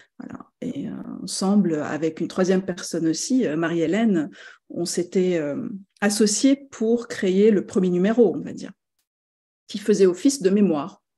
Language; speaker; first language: French; non-native, local second language; Arabic